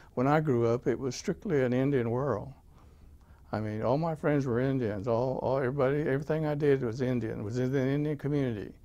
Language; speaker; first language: English; native; English